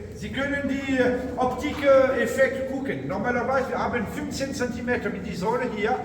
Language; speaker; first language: German; non-native, learner; French